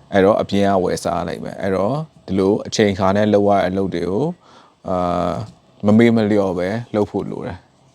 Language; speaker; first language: Burmese; native; Burmese